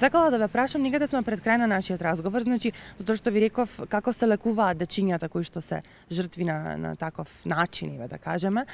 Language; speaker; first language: Macedonian; native; Macedonian